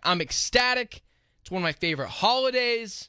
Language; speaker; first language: English; native; English